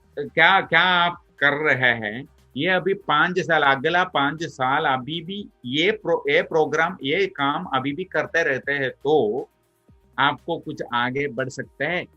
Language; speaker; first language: Hindi; non-native, local second language; Malayalam